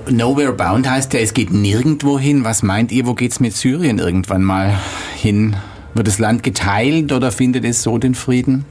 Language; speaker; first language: German; native; German